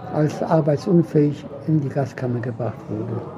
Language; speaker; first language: German; non-native, fluent; Polish